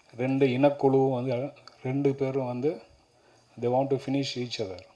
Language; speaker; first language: Tamil; native; Tamil